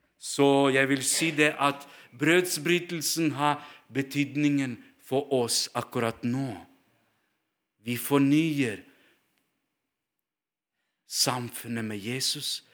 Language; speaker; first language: Norwegian; non-native, fluent; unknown